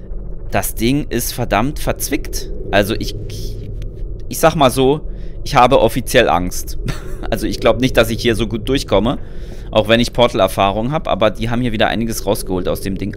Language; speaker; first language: German; native; German